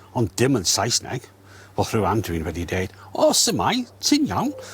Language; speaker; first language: Welsh; non-native, learner; English